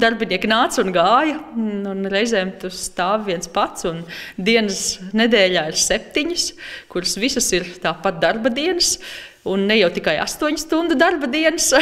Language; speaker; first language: Latvian; native; Latvian